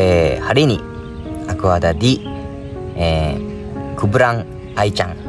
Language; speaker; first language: Indonesian; non-native, fluent; Japanese